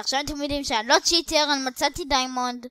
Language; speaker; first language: Hebrew; native; Hebrew